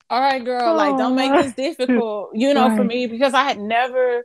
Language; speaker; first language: English; native; English